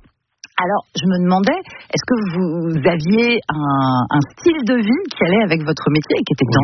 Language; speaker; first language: French; native; French